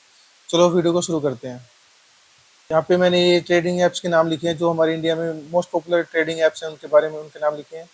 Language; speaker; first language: Hindi; native; Hindi